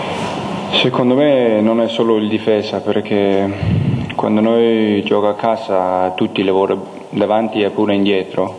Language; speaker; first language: Italian; non-native, learner; Danish